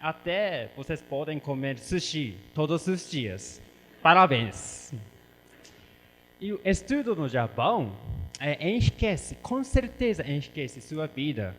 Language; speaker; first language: Portuguese; non-native, fluent; Japanese